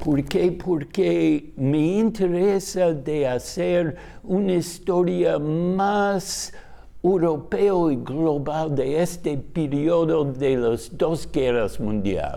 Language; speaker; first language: Spanish; non-native, fluent; English